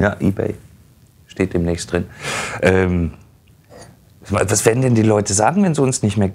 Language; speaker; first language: German; native; German